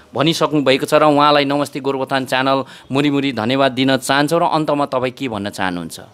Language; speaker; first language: Nepali; native; Nepali